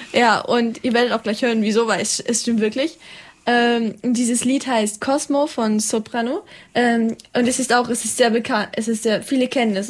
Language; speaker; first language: German; non-native, learner; French